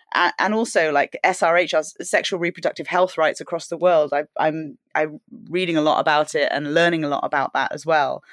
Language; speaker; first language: English; native; English